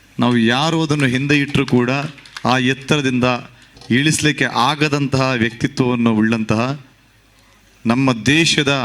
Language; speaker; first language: Kannada; non-native, local second language; Tulu